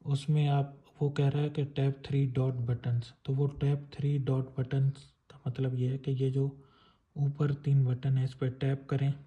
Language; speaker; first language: Urdu; non-native, local second language; Sindhi